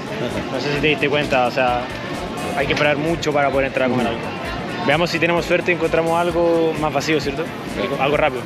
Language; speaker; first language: Spanish; native; Spanish